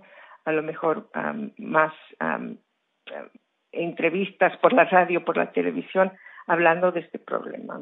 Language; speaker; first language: Spanish; early bilingual, heritage; Spanish